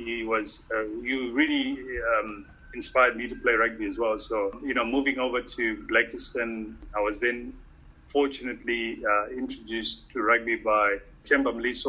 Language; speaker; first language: English; non-native, local second language; Shona